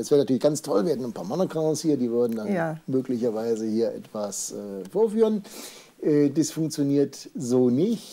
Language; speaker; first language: German; native; German